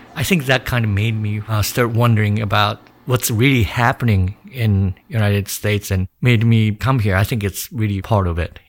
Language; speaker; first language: English; early bilingual, other home language; Japanese